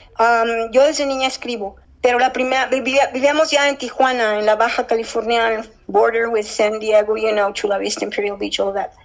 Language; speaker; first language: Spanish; early bilingual, heritage; Spanish